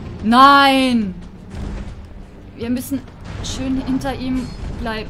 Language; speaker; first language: German; native; German